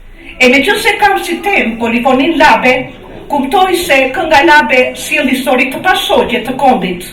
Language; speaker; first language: Albanian; native; Albanian